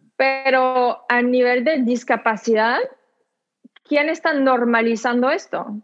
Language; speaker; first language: Spanish; non-native, fluent; French